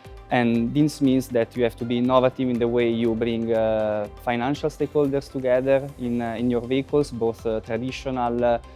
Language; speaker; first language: English; non-native, fluent; Italian